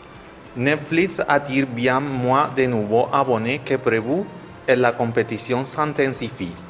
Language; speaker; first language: French; non-native, fluent; Spanish